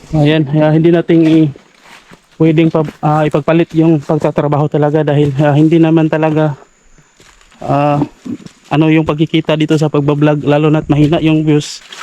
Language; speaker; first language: Filipino; native; Filipino